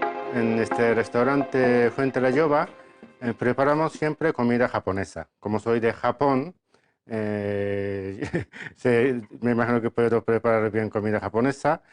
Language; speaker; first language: Spanish; non-native, fluent; Japanese